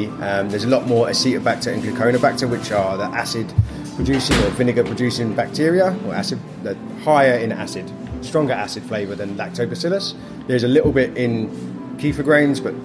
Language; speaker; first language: English; native; English